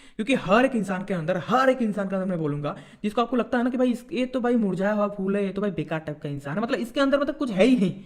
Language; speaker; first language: Hindi; non-native, local second language; Bangla